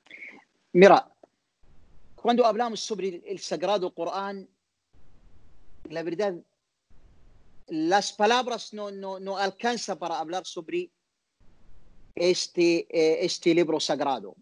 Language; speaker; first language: Spanish; non-native, learner; Arabic